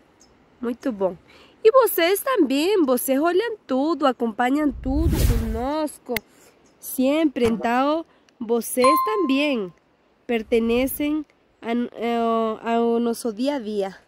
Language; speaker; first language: Portuguese; non-native, fluent; Spanish